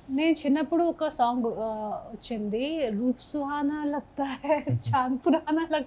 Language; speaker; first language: Telugu; non-native, local second language; Hindi